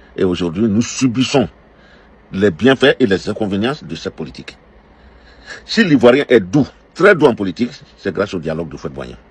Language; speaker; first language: French; non-native, local second language; Dyula